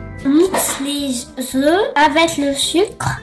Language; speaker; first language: French; early bilingual, other home language; Romanian